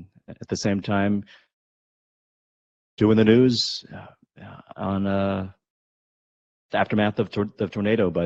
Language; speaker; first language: English; native; English